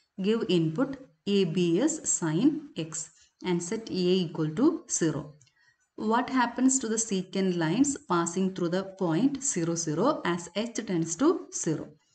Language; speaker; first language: English; non-native, local second language; Malayalam